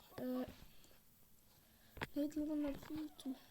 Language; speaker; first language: Turkish; native; Turkish